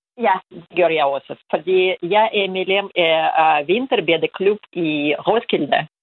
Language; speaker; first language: Danish; non-native, fluent; Russian